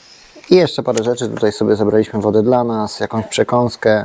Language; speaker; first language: Polish; native; Polish